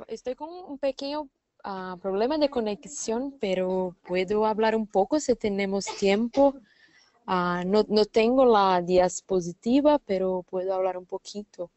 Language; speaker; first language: Spanish; non-native, learner; Portuguese